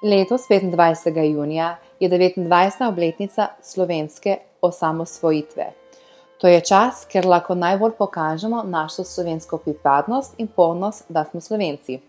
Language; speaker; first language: Slovenian; early bilingual, heritage; Slovenian